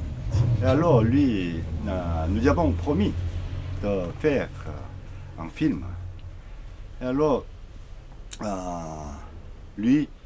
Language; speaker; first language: French; non-native, learner; Korean